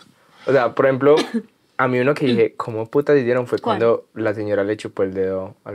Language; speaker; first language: Spanish; native; Spanish